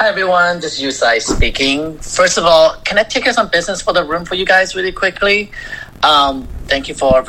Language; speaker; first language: English; native; English